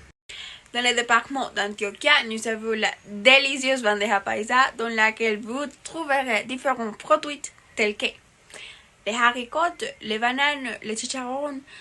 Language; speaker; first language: French; non-native, learner; Spanish